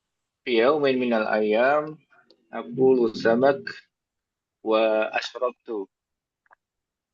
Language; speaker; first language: Arabic; non-native, learner; Indonesian